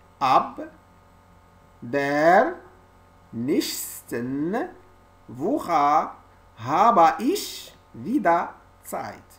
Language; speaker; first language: German; non-native, learner; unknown